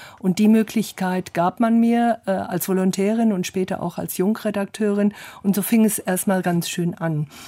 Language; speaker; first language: German; early bilingual, other home language; English